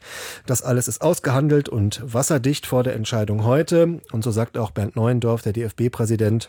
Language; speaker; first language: German; native; German